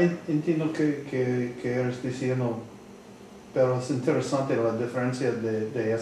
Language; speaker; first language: Spanish; non-native, learner; English